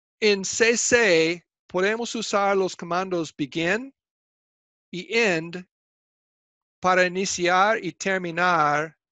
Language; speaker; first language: Spanish; non-native, fluent; English